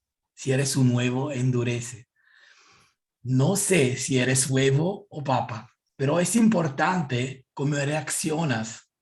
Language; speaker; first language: Spanish; non-native, learner; Italian